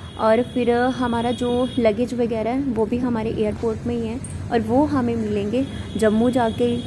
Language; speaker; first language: Hindi; native; Hindi